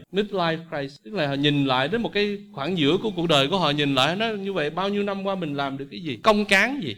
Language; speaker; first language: Vietnamese; native; Vietnamese